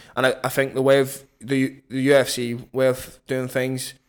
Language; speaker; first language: English; native; English